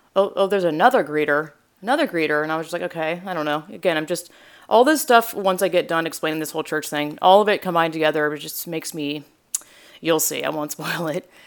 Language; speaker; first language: English; native; English